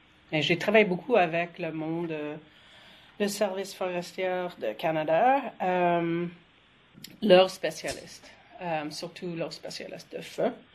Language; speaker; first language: French; non-native, fluent; English